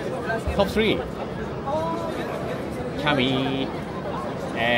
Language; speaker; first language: English; non-native, learner; Japanese